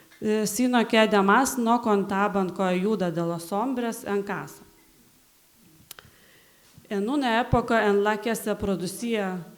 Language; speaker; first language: Spanish; non-native, learner; Lithuanian